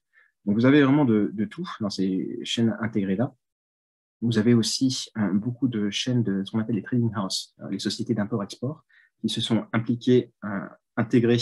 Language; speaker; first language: French; native; French